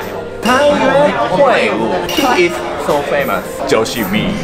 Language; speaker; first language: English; non-native, learner; Japanese